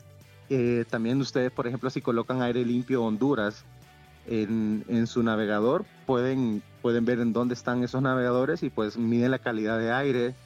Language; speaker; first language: Spanish; native; Spanish